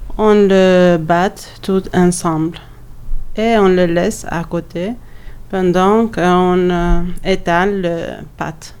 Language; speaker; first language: French; non-native, learner; Albanian